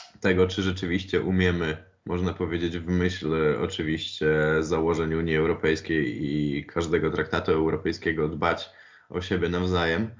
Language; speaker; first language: Polish; native; Polish